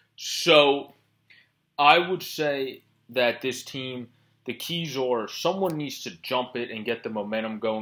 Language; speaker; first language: English; native; English